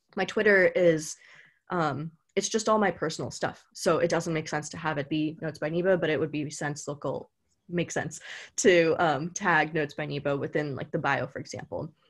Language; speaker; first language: English; native; English